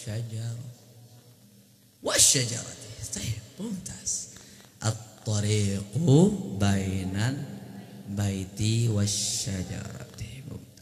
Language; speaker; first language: Arabic; non-native, fluent; Indonesian